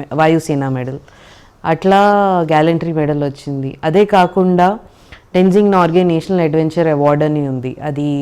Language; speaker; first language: Telugu; native; Telugu